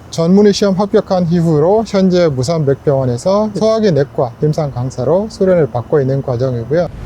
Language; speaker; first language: Korean; non-native, fluent; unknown